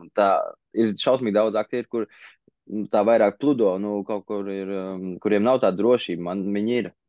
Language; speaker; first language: Latvian; early bilingual, heritage; Latvian